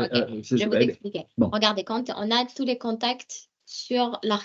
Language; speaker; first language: French; native; French